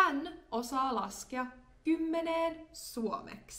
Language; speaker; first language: Finnish; non-native, fluent; English